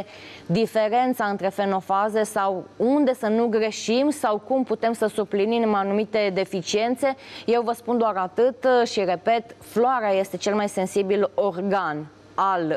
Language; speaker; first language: Romanian; native; Romanian